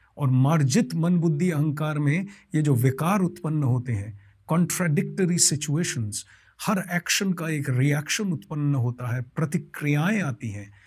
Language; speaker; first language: Hindi; non-native, local second language; Bangla